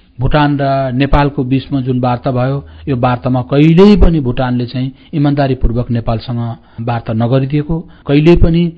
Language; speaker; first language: Nepali; native; Nepali